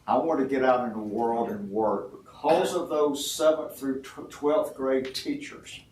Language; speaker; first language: English; native; English